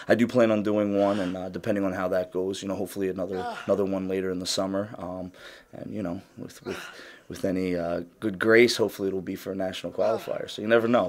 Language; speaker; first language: English; native; English